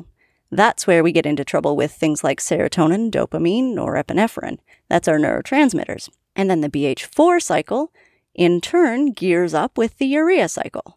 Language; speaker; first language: English; native; English